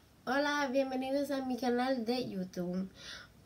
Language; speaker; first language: Spanish; early bilingual, heritage; Spanish